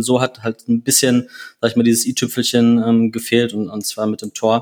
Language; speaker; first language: German; native; German